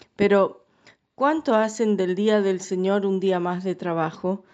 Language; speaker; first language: Spanish; non-native, fluent; English